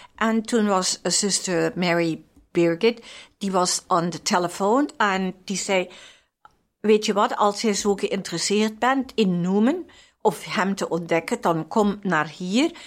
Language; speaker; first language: Dutch; non-native, fluent; German